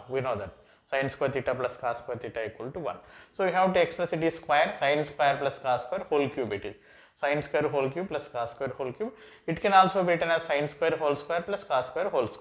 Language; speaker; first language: English; non-native, local second language; Telugu